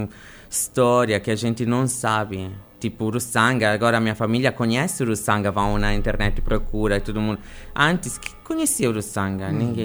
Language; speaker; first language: Portuguese; non-native, fluent; Italian